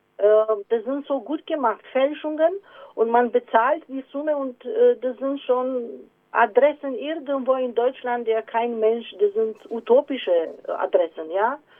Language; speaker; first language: German; non-native, fluent; Romanian